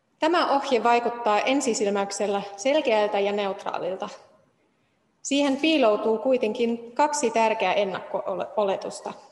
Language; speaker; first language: Finnish; non-native, fluent; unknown